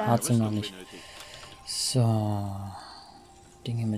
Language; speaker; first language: German; native; German